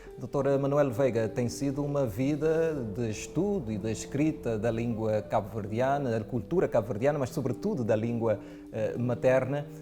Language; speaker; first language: Portuguese; non-native, local second language; Kabuverdianu